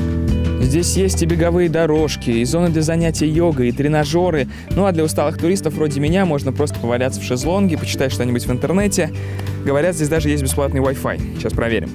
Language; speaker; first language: Russian; native; Russian